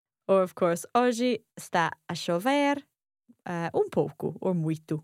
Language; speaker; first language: Portuguese; non-native, learner; English